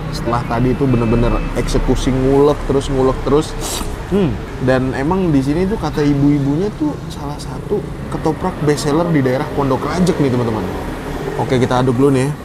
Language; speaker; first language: Indonesian; native; Indonesian